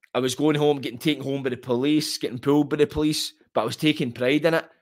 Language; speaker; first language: English; native; English